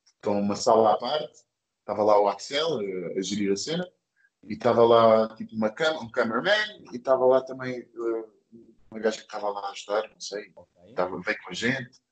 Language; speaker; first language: Portuguese; early bilingual, other home language; English